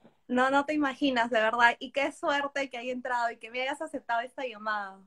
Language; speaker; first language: Spanish; native; Spanish